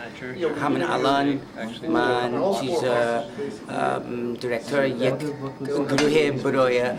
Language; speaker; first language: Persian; non-native, learner; English